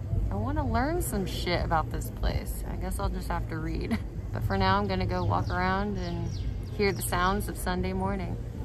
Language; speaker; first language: English; native; English